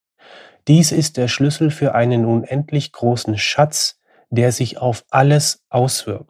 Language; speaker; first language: German; native; German